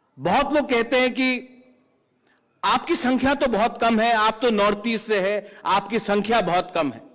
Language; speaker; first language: Hindi; non-native, local second language; Kok Borok